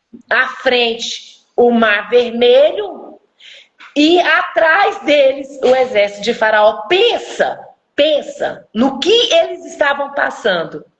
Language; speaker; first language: Portuguese; native; Portuguese